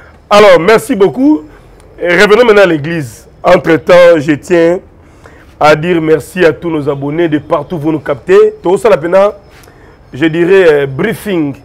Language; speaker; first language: French; non-native, local second language; Lingala